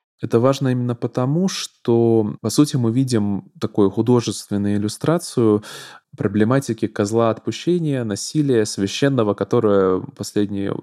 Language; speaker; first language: Russian; native; Russian